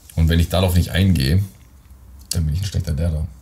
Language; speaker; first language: German; native; German